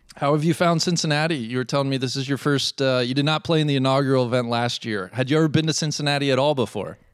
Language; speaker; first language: English; native; English